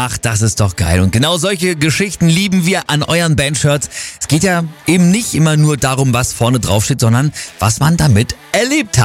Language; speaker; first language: German; native; German